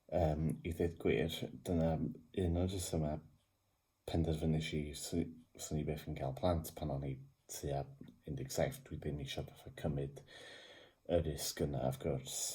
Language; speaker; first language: Welsh; native; Welsh